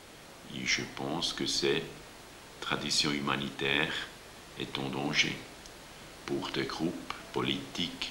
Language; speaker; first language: French; non-native, local second language; German